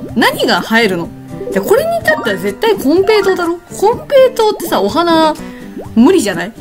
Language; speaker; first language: Japanese; native; Japanese